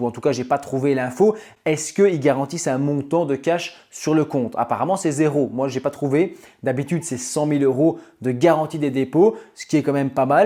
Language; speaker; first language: French; native; French